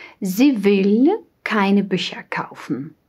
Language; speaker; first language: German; non-native, fluent; Russian